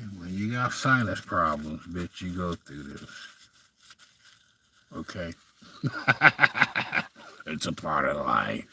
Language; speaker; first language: English; native; English